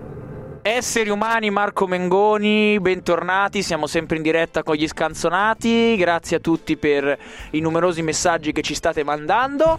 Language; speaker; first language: Italian; native; Italian